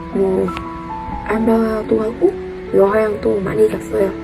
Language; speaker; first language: Korean; non-native, learner; Vietnamese